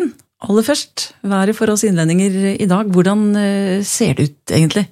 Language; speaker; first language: Norwegian; native; Norwegian